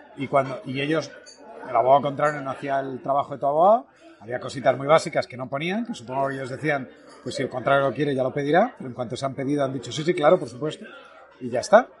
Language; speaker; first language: Spanish; native; Spanish